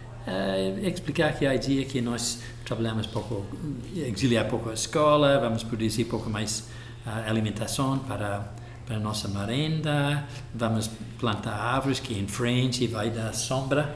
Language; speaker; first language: Portuguese; non-native, local second language; English